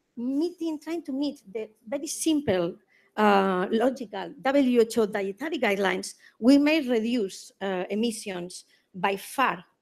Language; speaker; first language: English; non-native, fluent; Spanish